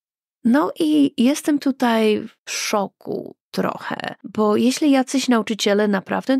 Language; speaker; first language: Polish; native; Polish